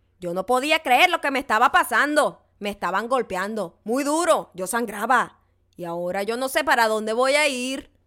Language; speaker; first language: Spanish; native; Spanish